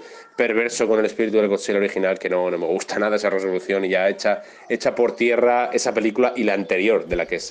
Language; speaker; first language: Spanish; native; Spanish